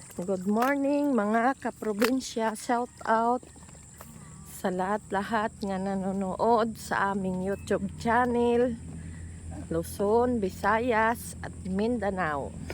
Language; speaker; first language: Filipino; non-native, local second language; Hiligaynon